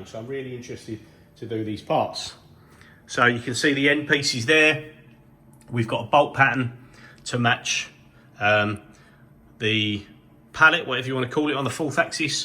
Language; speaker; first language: English; native; English